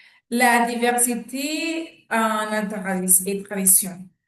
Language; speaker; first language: French; non-native, learner; Spanish